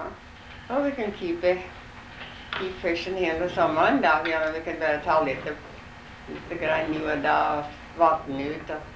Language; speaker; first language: Norwegian; early bilingual, heritage; Norwegian